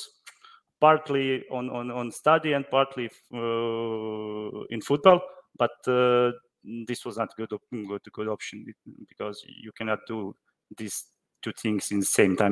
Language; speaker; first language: English; non-native, learner; Croatian